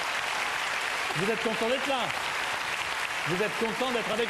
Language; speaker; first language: French; native; French